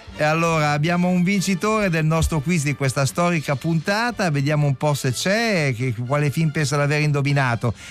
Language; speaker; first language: Italian; native; Italian